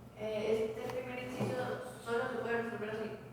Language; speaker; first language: Spanish; native; Spanish